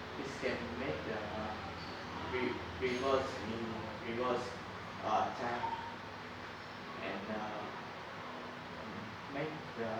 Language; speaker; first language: English; non-native, learner; Vietnamese